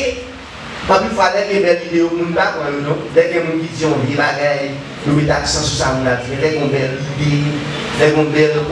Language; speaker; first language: French; non-native, learner; Haitian Creole